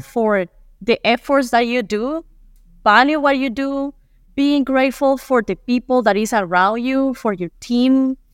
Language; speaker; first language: English; non-native, fluent; Spanish